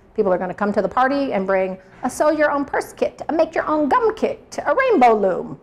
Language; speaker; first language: English; native; English